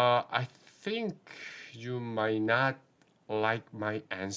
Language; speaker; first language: English; non-native, learner; Korean